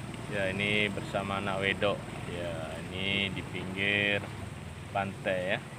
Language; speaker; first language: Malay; non-native, local second language; Javanese